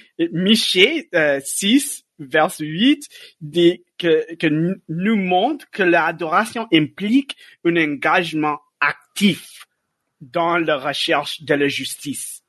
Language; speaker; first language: French; non-native, learner; English